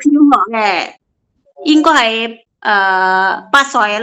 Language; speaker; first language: Cantonese; non-native, fluent; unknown